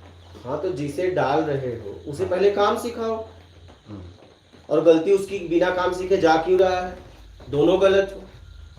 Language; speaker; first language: Hindi; native; Hindi